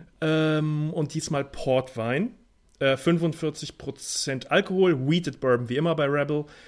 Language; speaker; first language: German; native; German